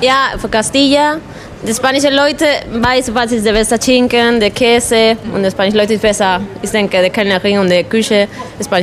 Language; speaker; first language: German; non-native, learner; Spanish